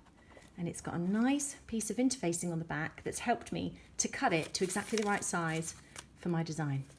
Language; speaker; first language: English; native; English